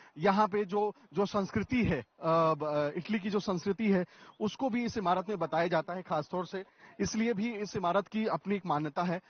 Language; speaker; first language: Hindi; native; Hindi